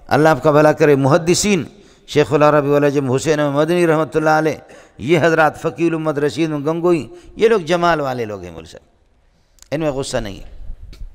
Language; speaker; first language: Urdu; non-native, local second language; Brahui